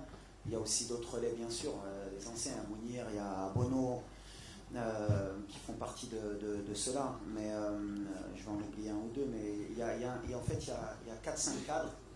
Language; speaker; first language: French; native; French